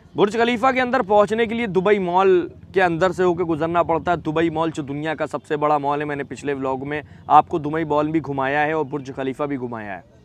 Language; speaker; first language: Hindi; native; Hindi